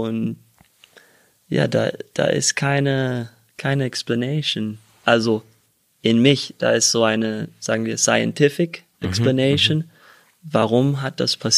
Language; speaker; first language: German; early bilingual, heritage; German